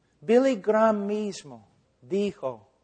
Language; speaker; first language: Spanish; non-native, fluent; English